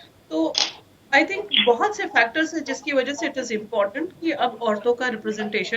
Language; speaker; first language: Hindi; native; Hindi